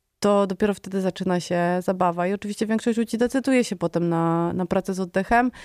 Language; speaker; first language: Polish; native; Polish